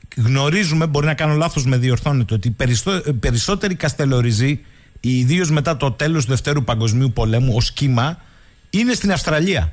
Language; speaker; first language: Greek; native; Greek